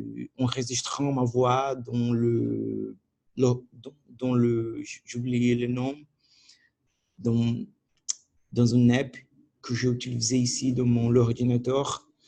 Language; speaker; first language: French; non-native, learner; Portuguese